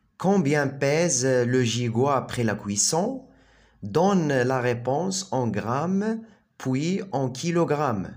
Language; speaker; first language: French; non-native, local second language; Arabic